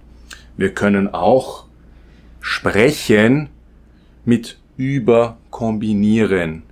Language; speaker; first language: German; non-native, fluent; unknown